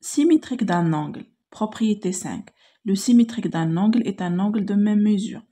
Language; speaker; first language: French; non-native, local second language; Arabic